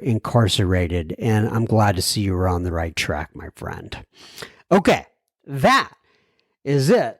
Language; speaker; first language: English; native; English